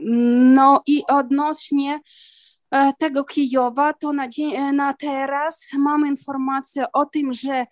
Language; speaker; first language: Polish; non-native, learner; Ukrainian